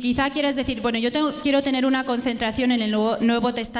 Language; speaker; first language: Spanish; native; Spanish